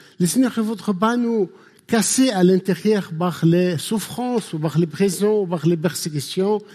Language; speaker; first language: French; non-native, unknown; Arabic